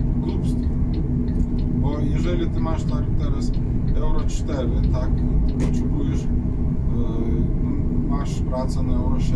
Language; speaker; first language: Polish; non-native, learner; Russian